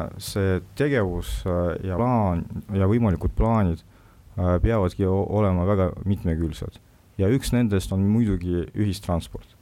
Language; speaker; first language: Estonian; non-native, local second language; Russian